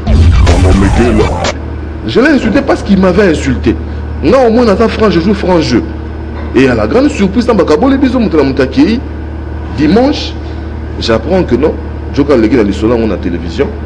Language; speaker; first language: French; non-native, local second language; Lingala